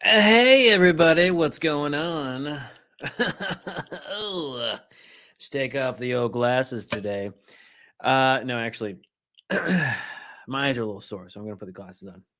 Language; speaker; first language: English; native; English